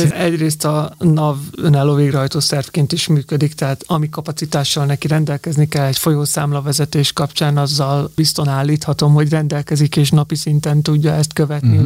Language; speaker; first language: Hungarian; native; Hungarian